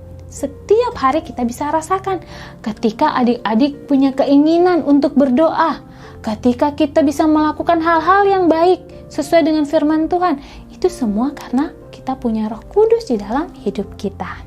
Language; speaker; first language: Indonesian; native; Indonesian